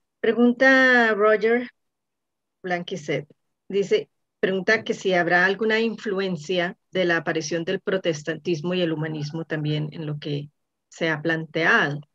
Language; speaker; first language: Spanish; native; Spanish